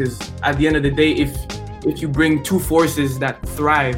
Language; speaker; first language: English; non-native, fluent; French